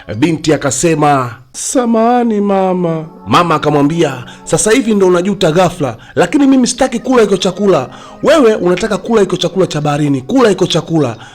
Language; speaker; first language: Swahili; native; Swahili